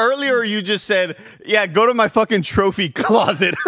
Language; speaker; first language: English; native; English